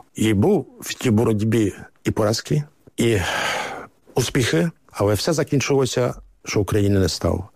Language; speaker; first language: Ukrainian; early bilingual, heritage; Ukrainian